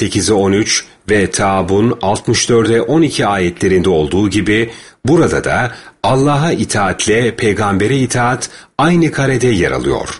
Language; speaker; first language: Turkish; native; Turkish